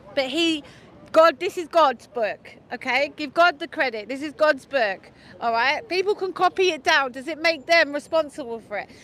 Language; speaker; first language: English; native; English